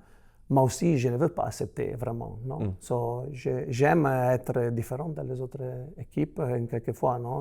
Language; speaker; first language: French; non-native, fluent; Italian